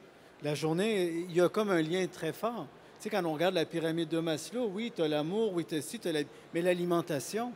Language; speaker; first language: French; native; French